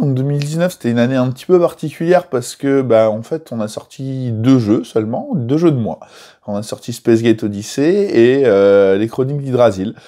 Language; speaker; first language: French; native; French